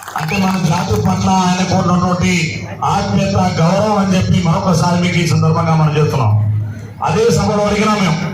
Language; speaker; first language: Telugu; non-native, local second language; Lambadi